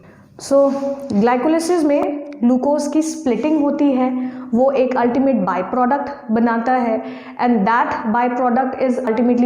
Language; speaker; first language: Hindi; native; Hindi